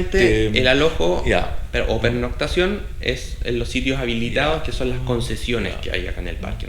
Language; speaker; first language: Spanish; native; Spanish